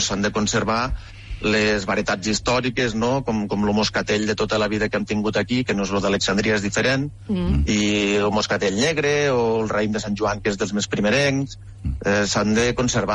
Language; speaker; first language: Catalan; native; Catalan